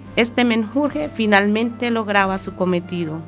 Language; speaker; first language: Spanish; native; Spanish